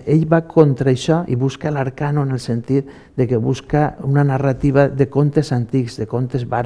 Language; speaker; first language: Catalan; native; Catalan